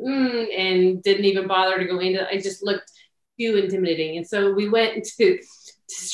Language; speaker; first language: English; native; English